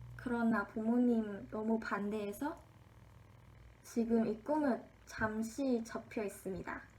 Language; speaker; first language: Korean; non-native, learner; Chinese